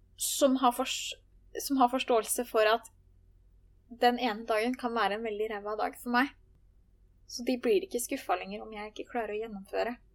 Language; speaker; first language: Norwegian; native; Norwegian